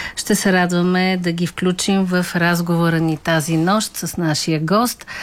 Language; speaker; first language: Bulgarian; native; Bulgarian